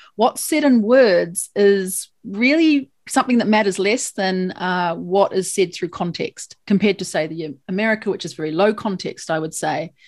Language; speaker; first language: English; native; English